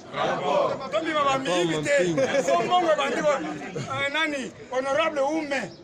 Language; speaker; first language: Lingala; non-native, local second language; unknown